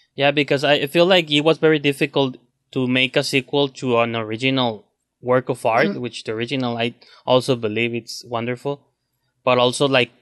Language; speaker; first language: English; non-native, fluent; Spanish